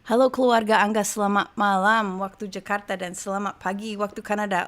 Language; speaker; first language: Indonesian; non-native, fluent; English